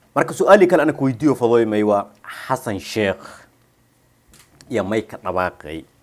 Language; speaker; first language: Somali; non-native, local second language; Maay